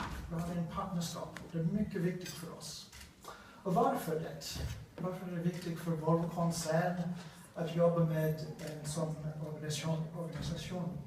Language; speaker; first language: Swedish; non-native, learner; English